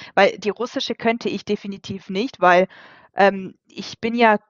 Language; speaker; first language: German; early bilingual, other home language; Russian